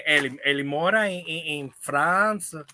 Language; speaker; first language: Portuguese; non-native, learner; English